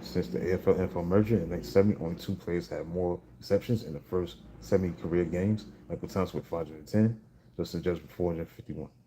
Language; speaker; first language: English; native; English